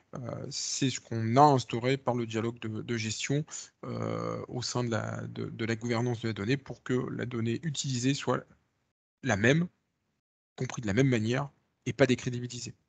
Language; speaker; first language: French; native; French